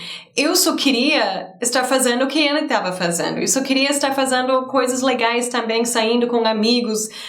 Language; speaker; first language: Portuguese; non-native, fluent; English